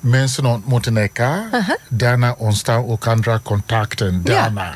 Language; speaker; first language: Dutch; non-native, learner; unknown